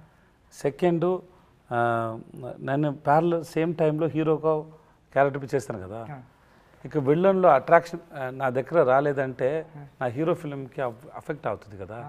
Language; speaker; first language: Telugu; non-native, learner; Tamil